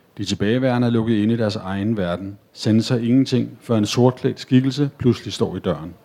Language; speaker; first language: Danish; native; Danish